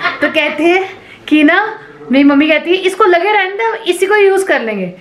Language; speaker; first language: Hindi; native; Hindi